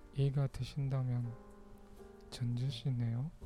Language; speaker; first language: Korean; non-native, fluent; Pangasinan